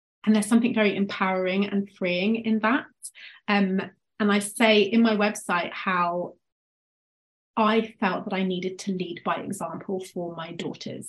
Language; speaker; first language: English; native; English